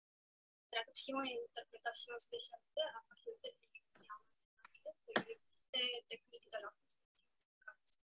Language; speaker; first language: French; non-native, fluent; Romanian